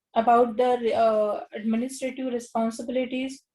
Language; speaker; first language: English; non-native, local second language; Marathi